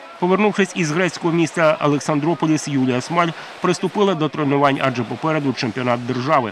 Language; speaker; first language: Ukrainian; native; Ukrainian